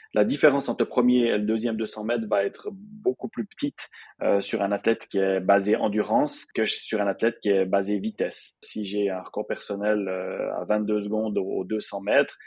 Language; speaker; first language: French; native; French